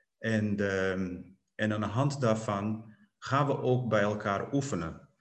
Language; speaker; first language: Dutch; non-native, fluent; Portuguese